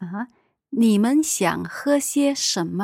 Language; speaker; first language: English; non-native, fluent; Chinese